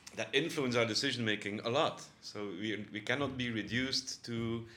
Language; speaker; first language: English; non-native, fluent; Dutch